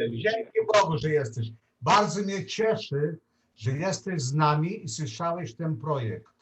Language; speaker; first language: Polish; non-native, learner; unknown